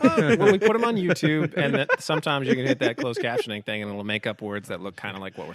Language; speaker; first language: English; native; English